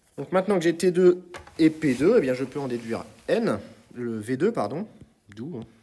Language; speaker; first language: French; native; French